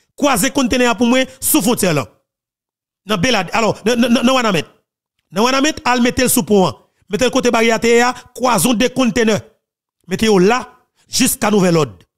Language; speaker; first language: French; non-native, local second language; Haitian Creole